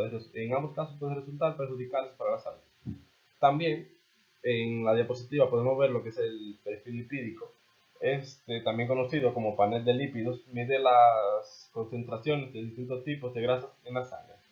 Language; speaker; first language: Spanish; native; Spanish